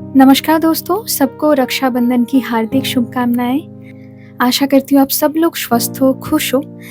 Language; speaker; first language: Hindi; non-native, local second language; Bangla